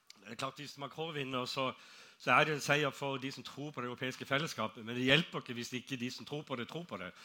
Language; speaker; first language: Norwegian; native; Norwegian